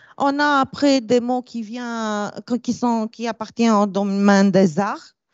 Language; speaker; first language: French; non-native, fluent; Romanian